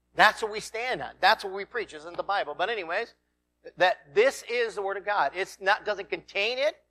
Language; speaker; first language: English; native; English